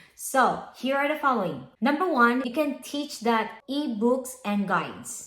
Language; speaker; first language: English; non-native, local second language; Filipino